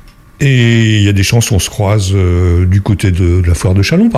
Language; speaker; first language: French; native; French